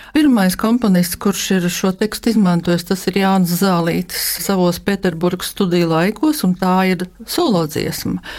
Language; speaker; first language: Latvian; native; Latvian